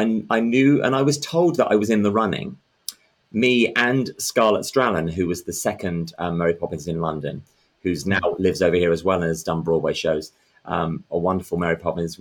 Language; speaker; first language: English; native; English